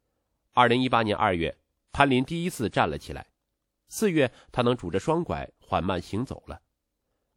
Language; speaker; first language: Chinese; native; Chinese